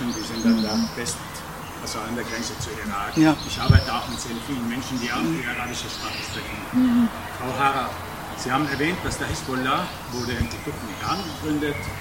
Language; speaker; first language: German; non-native, fluent; Arabic